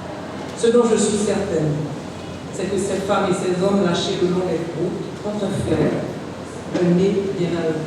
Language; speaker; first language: French; non-native, local second language; Haitian Creole